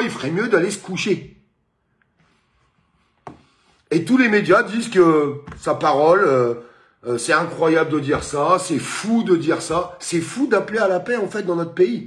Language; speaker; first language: French; native; French